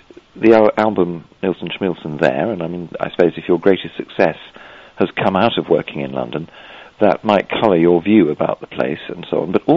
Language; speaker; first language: English; native; English